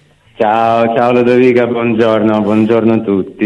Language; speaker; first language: Italian; non-native, fluent; Russian